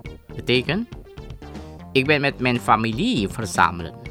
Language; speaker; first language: Dutch; non-native, fluent; Indonesian